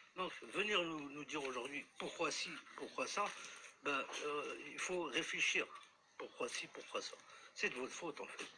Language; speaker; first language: French; non-native, local second language; Arabic